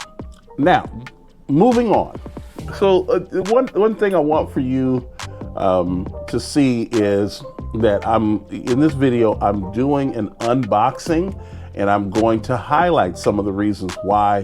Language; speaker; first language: English; native; English